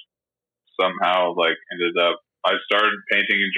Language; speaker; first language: English; native; English